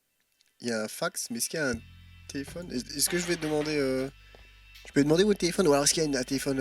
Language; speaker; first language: French; native; French